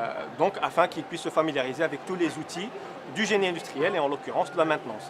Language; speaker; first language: French; native; French